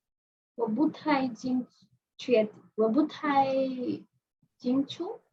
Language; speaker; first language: Chinese; non-native, learner; English